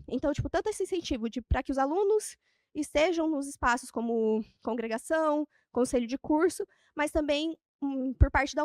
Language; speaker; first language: Portuguese; native; Portuguese